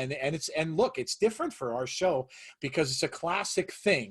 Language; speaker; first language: English; native; English